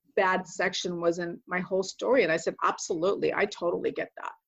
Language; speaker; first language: English; native; English